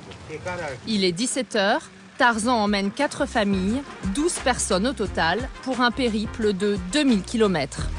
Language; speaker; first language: French; native; French